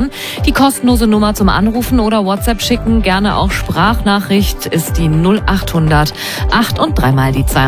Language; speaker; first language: German; native; German